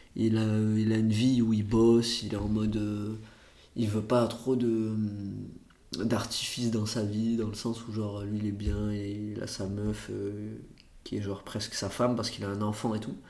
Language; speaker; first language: French; early bilingual, other home language; Portuguese